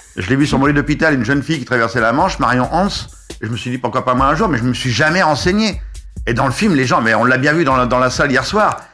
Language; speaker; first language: French; native; French